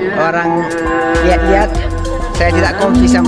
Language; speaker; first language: Indonesian; non-native, learner; Turkish